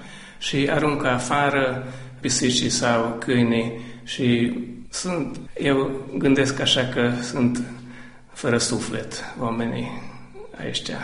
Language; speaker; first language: Romanian; non-native, local second language; Hungarian